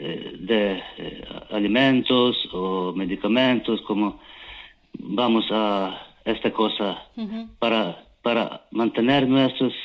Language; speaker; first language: Spanish; non-native, learner; Ukrainian